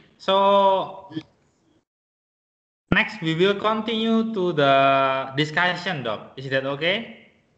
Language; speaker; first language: English; non-native, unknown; Indonesian